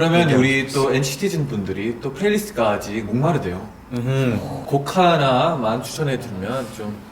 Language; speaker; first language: Korean; native; Korean